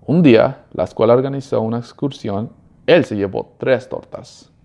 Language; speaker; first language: Spanish; early bilingual, heritage; Spanish